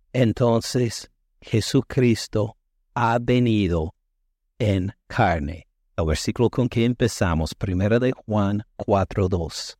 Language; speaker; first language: Spanish; non-native, fluent; English